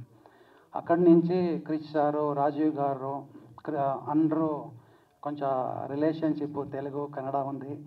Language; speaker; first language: Telugu; non-native, learner; Kannada